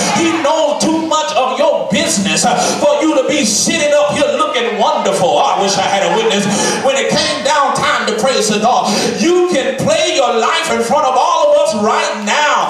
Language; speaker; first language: English; native; English